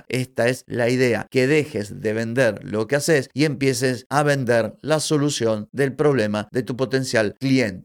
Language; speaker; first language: Spanish; native; Spanish